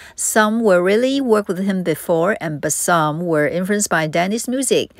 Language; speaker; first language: English; non-native, local second language; Cantonese